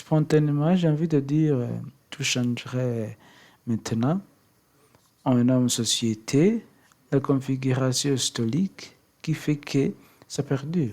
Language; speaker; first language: French; non-native, learner; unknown